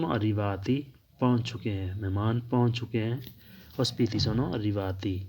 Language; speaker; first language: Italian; non-native, learner; Urdu